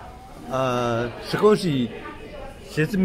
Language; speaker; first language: Japanese; non-native, learner; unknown